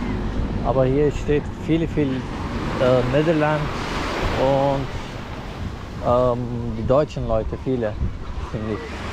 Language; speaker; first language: German; non-native, learner; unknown